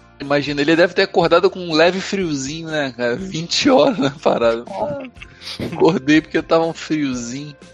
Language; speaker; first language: Portuguese; native; Portuguese